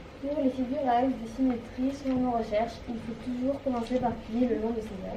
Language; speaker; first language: French; native; French